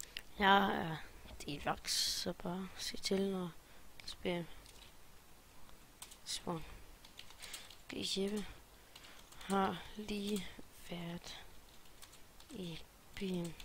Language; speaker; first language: Danish; native; Danish